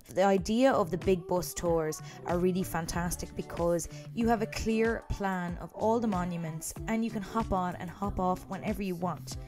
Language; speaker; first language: English; native; English